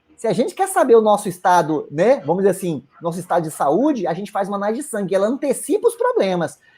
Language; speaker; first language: Portuguese; native; Portuguese